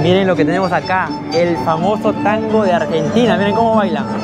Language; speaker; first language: Spanish; native; Spanish